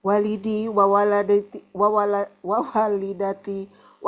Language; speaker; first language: Arabic; non-native, learner; Indonesian